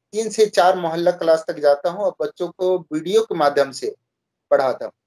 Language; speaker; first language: Hindi; native; Hindi